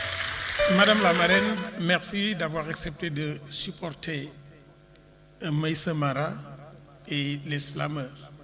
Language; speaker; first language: French; non-native, local second language; Wolof